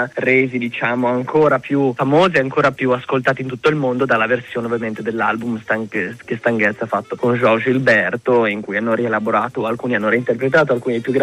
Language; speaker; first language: Italian; native; Italian